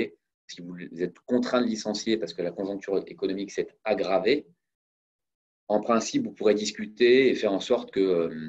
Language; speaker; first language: French; native; French